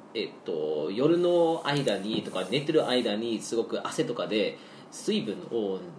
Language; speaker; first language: Japanese; non-native, fluent; English